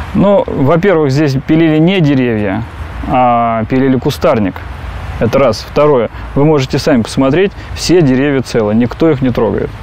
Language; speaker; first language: Russian; native; Russian